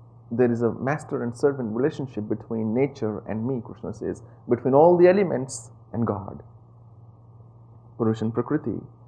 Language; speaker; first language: English; non-native, local second language; Punjabi